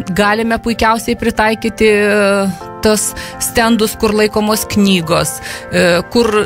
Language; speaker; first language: Lithuanian; native; Lithuanian